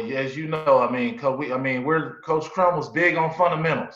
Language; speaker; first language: English; native; English